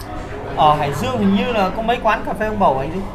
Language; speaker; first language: Vietnamese; native; Vietnamese